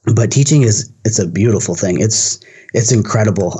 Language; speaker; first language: English; native; English